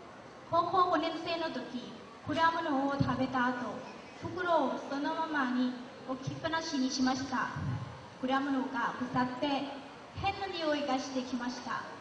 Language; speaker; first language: Japanese; non-native, learner; Lao